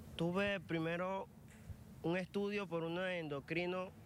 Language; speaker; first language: Spanish; native; Spanish